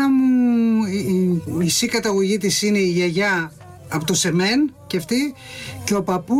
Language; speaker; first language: Greek; native; Greek